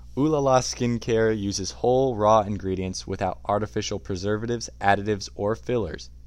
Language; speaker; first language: English; native; English